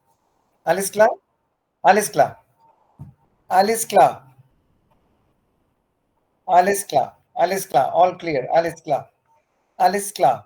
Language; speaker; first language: German; non-native, fluent; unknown